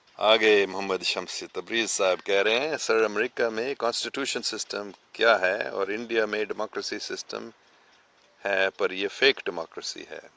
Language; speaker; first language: Urdu; non-native, local second language; English